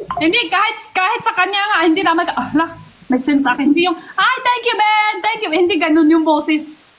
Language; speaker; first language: Filipino; non-native, learner; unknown